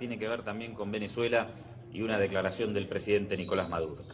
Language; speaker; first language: Spanish; native; Spanish